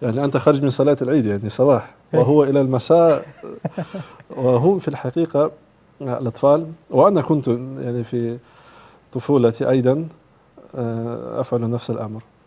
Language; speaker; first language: Arabic; non-native, fluent; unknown